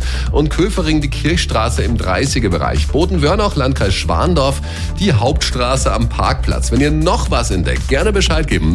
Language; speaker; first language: German; native; German